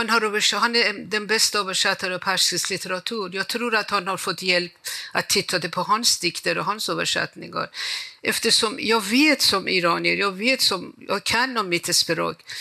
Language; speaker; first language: Swedish; non-native, fluent; Persian